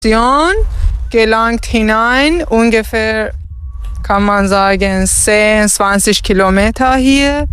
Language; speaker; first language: German; non-native, learner; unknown